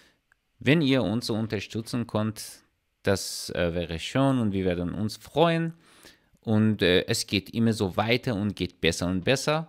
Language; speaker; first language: German; non-native, learner; Persian